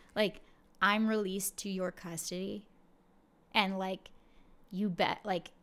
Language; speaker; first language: English; native; English